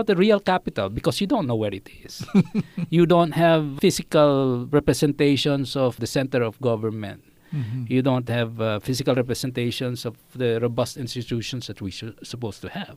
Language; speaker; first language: English; non-native, local second language; Filipino